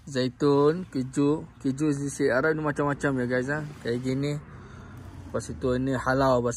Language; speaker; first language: Indonesian; non-native, fluent; Arabic